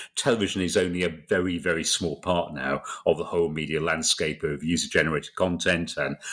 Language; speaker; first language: English; native; English